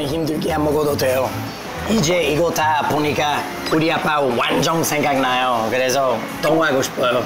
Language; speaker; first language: Korean; non-native, fluent; English